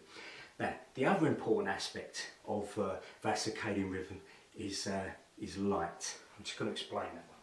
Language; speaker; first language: English; native; English